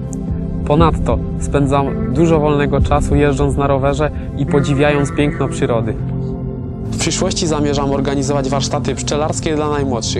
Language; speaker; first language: Polish; native; Polish